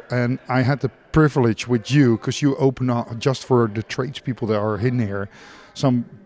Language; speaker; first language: English; non-native, fluent; Dutch